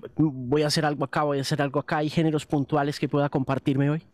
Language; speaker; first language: Spanish; native; Spanish